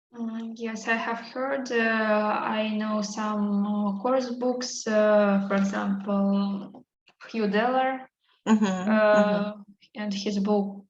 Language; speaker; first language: English; non-native, learner; Russian